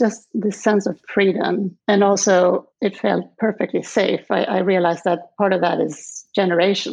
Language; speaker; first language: English; non-native, fluent; Swedish